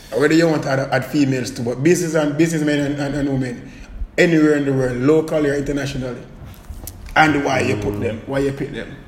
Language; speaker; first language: English; non-native, local second language; Jamaican Creole English